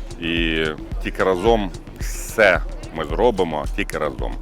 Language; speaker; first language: Ukrainian; non-native, local second language; Russian